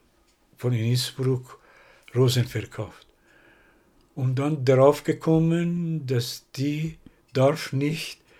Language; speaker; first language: German; non-native, learner; Persian